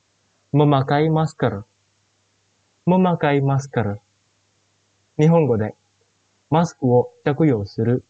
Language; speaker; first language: Japanese; non-native, fluent; Indonesian